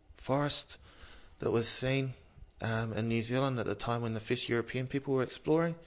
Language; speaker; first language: English; native; English